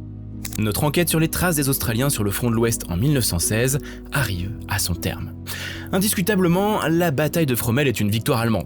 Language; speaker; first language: French; native; French